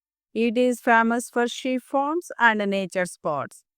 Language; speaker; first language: English; non-native, local second language; Telugu